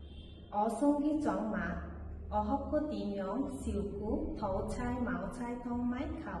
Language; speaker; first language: Cantonese; non-native, learner; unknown